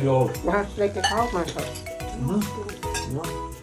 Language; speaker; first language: German; non-native, learner; Thai